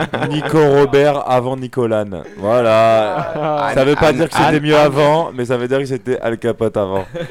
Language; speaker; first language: French; native; French